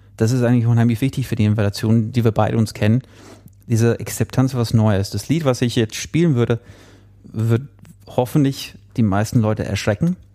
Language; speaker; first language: German; non-native, fluent; English